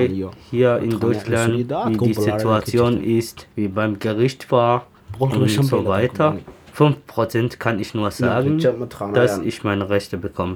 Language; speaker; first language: German; non-native, learner; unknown